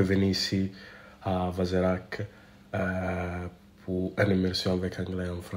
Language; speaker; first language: French; non-native, learner; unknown